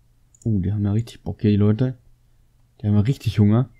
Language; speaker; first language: German; native; German